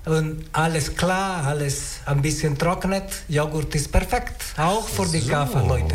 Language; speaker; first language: German; non-native, learner; Italian